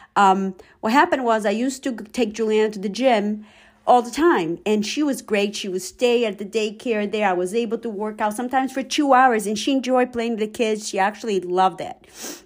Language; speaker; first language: English; non-native, fluent; Portuguese